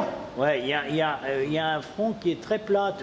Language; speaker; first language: French; native; French